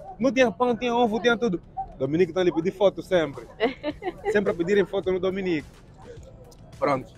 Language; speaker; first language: Portuguese; native; Portuguese